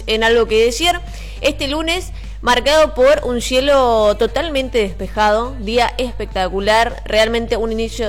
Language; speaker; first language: Spanish; native; Spanish